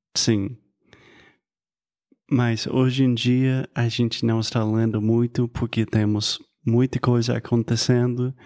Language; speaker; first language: Portuguese; non-native, fluent; English